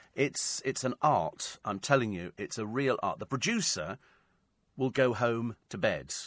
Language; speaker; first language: English; native; English